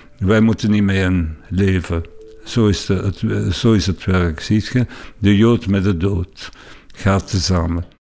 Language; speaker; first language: Dutch; non-native, local second language; French